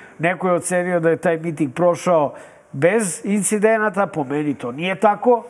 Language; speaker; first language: Serbian; native; Serbian